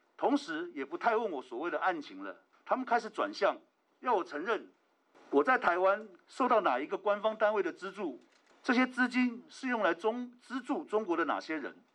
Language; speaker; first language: Chinese; native; Chinese